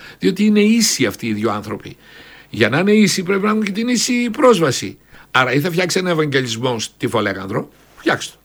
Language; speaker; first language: Greek; native; Greek